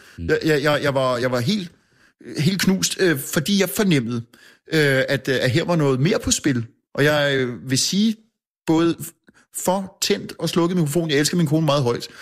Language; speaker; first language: Danish; native; Danish